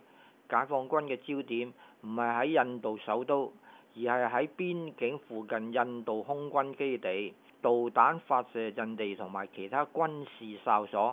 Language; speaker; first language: Chinese; non-native, local second language; Cantonese